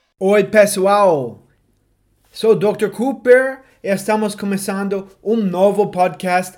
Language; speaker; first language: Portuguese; non-native, fluent; English